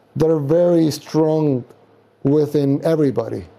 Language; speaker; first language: English; non-native, fluent; Spanish